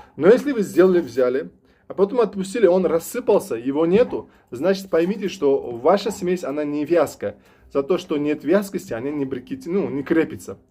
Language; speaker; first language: Russian; non-native, local second language; Uzbek